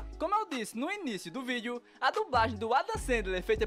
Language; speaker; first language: Portuguese; native; Portuguese